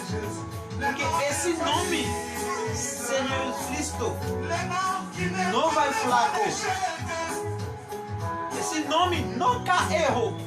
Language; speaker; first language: Portuguese; non-native, learner; Haitian Creole